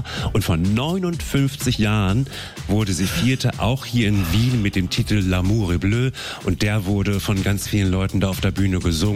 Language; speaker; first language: German; native; German